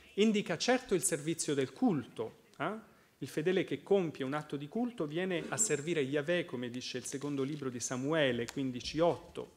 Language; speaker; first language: Italian; native; Italian